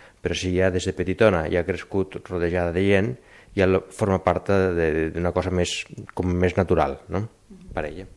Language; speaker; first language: Catalan; native; Catalan